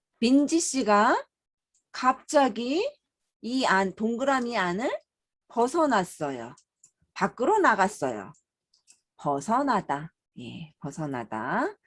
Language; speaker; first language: Korean; native; Korean